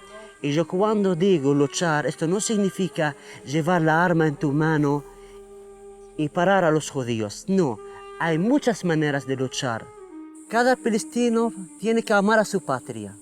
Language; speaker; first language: Spanish; non-native, fluent; Arabic